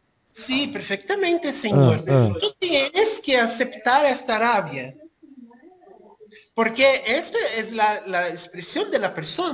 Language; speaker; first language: Spanish; non-native, learner; Portuguese